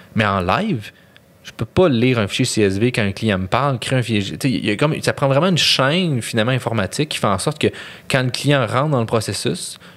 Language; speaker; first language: French; native; French